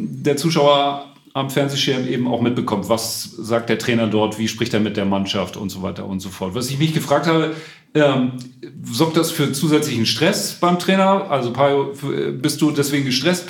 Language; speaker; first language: German; native; German